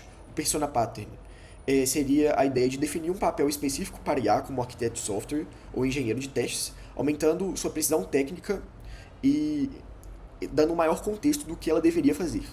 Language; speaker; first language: Portuguese; native; Portuguese